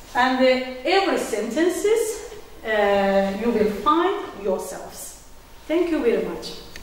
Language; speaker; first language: English; non-native, fluent; Azerbaijani